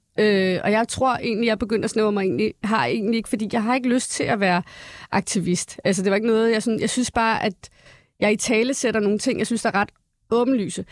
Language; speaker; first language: Danish; early bilingual, other home language; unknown